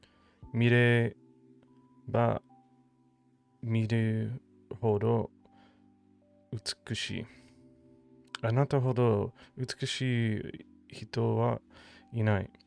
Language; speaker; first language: Japanese; non-native, learner; English